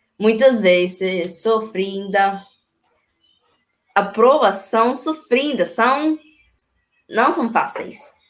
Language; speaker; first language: Portuguese; non-native, learner; Spanish